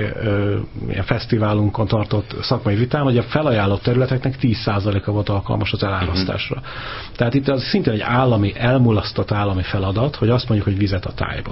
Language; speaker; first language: Hungarian; native; Hungarian